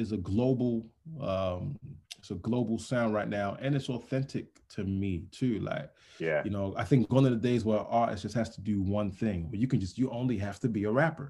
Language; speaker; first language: English; non-native, local second language; Yoruba